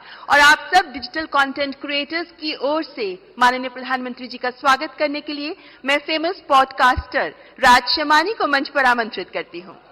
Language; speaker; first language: Hindi; native; Hindi